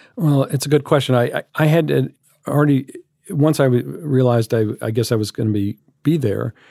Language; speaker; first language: English; native; English